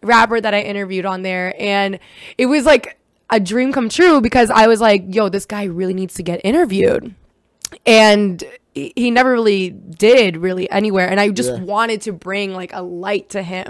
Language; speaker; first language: English; early bilingual, other home language; Russian